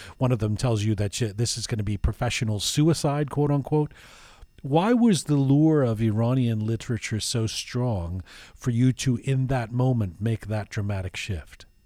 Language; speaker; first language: English; early bilingual, other home language; Persian